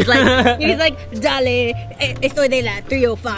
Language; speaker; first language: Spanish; non-native, learner; English